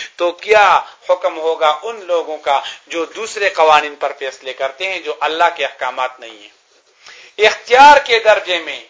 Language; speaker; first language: Urdu; non-native, local second language; Pashto